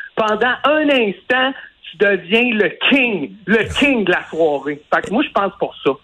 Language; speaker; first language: French; native; French